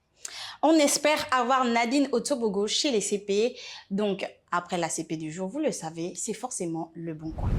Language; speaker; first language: French; native; French